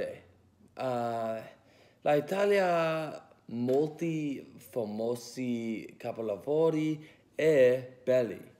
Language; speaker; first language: Italian; early bilingual, heritage; English